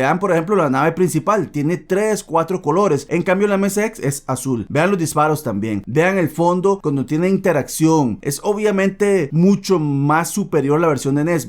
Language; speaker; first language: Spanish; native; Spanish